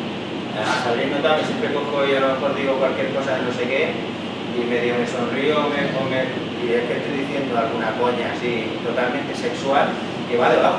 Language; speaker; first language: Spanish; native; Spanish